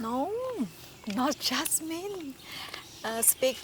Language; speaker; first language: English; non-native, learner; Thai